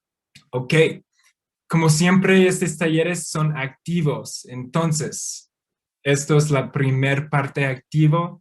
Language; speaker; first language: Spanish; non-native, fluent; English